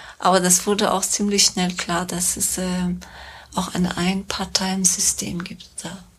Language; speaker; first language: German; non-native, fluent; Persian